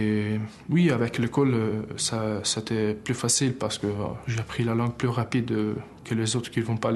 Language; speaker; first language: French; early bilingual, other home language; Albanian